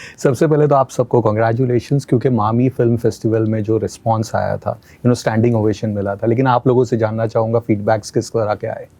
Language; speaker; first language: Hindi; native; Hindi